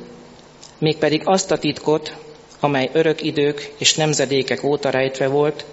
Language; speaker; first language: Hungarian; native; Hungarian